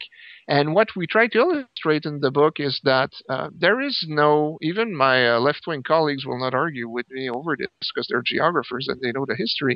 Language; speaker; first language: English; native; English